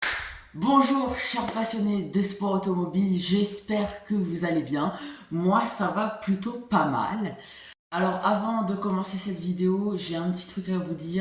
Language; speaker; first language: French; native; French